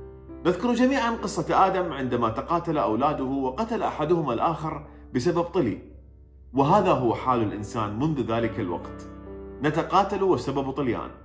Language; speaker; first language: Arabic; native; Arabic